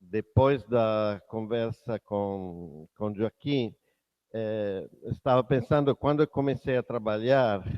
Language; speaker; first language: Portuguese; non-native, fluent; Italian